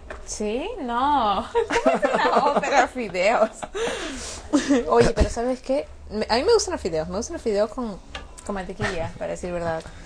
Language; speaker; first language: Spanish; native; Spanish